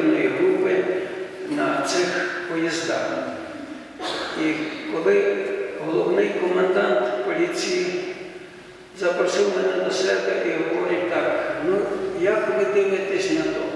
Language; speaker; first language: Ukrainian; native; Ukrainian